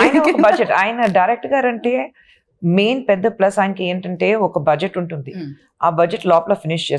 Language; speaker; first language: Telugu; non-native, local second language; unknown